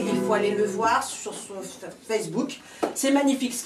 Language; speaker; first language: French; native; French